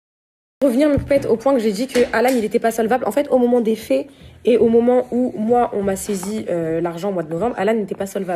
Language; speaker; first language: French; native; French